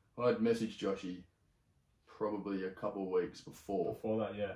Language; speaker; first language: English; native; English